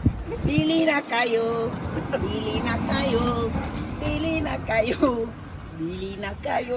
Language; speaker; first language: Filipino; non-native, learner; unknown